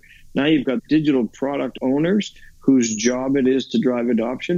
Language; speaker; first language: English; native; English